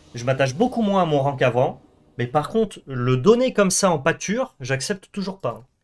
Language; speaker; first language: French; native; French